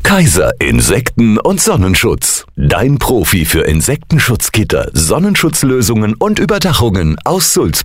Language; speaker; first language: German; native; German